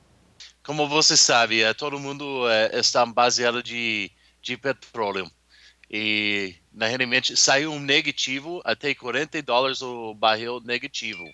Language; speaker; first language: Portuguese; non-native, learner; English